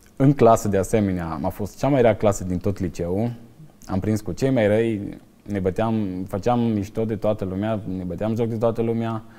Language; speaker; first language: Romanian; native; Romanian